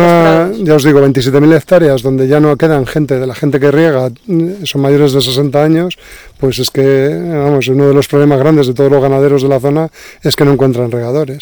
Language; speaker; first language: Spanish; native; Spanish